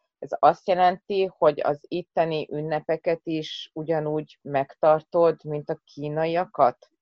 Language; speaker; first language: Hungarian; native; Hungarian